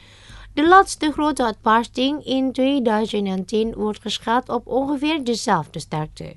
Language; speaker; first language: Dutch; non-native, learner; Indonesian